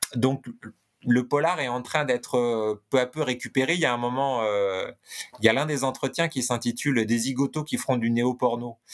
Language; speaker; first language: French; native; French